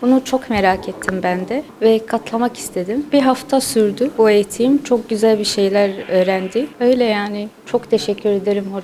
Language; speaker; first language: Turkish; non-native, learner; Arabic